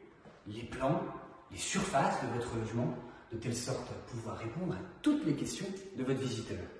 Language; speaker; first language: French; native; French